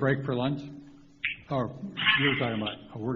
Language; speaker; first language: English; native; English